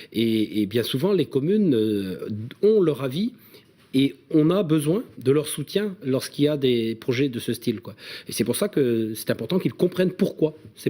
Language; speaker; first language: French; native; French